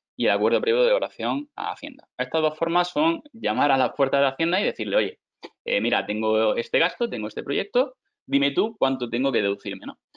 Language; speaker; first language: Spanish; native; Spanish